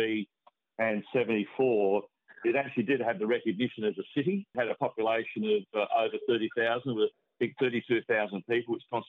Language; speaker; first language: English; native; English